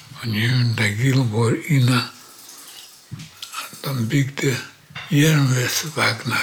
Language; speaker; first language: Swedish; non-native, learner; Polish